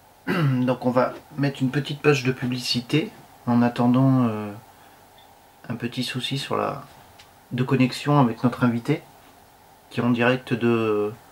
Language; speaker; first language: French; native; French